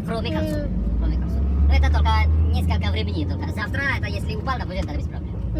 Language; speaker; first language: Russian; non-native, learner; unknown